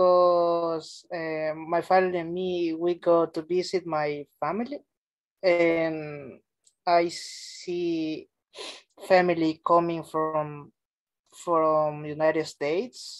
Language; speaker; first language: English; non-native, learner; Spanish